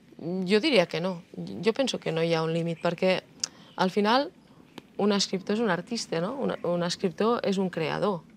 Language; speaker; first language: Catalan; native; Catalan